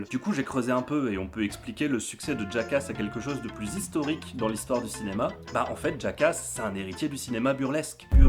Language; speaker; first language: French; native; French